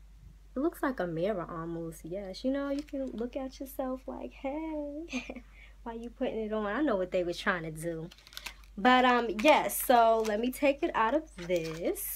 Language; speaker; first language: English; native; English